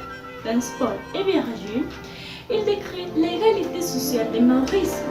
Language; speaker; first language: French; non-native, learner; Spanish